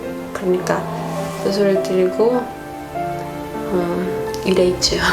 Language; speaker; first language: Korean; non-native, learner; Spanish